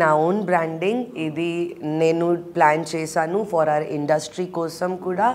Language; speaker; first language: Telugu; non-native, learner; Hindi